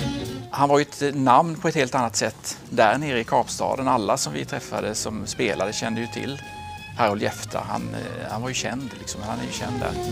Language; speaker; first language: Swedish; native; Swedish